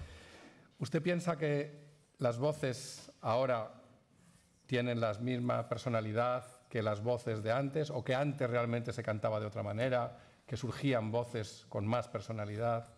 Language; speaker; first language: Spanish; native; Spanish